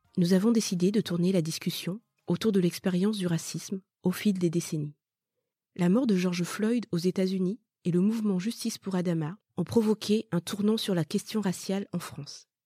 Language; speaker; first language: French; early bilingual, other home language; Malagasy